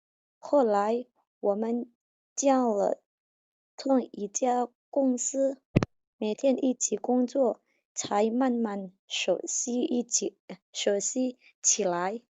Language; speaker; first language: Chinese; non-native, learner; Indonesian